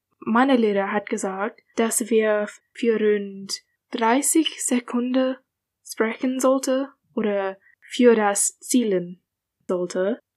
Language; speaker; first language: German; non-native, learner; English